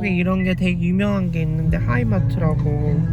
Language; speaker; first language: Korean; early bilingual, heritage; Korean